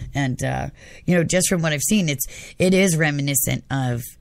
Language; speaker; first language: English; native; English